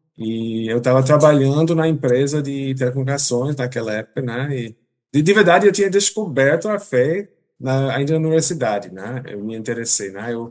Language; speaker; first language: Portuguese; non-native, fluent; English